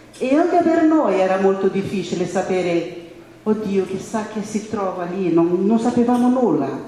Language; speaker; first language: Italian; non-native, fluent; Spanish